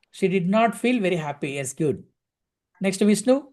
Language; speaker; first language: English; non-native, local second language; Telugu